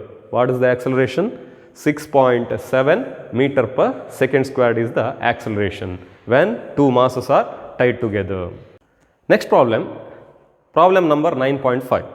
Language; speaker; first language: English; non-native, local second language; Kannada